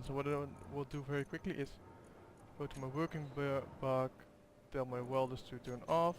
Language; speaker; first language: English; non-native, fluent; Dutch